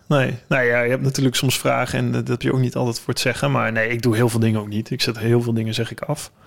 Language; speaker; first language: Dutch; native; Dutch